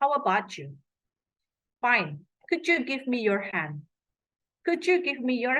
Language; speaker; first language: English; non-native, fluent; Indonesian